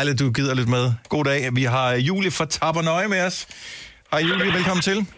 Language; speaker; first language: Danish; native; Danish